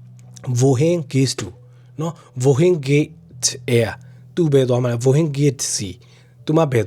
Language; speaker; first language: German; non-native, fluent; Burmese